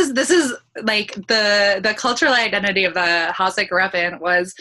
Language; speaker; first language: English; early bilingual, other home language; Polish